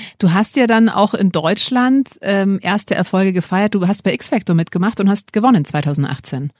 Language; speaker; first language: German; native; German